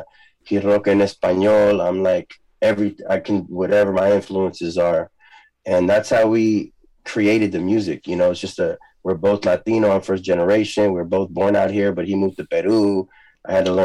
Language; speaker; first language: English; early bilingual, other home language; Spanish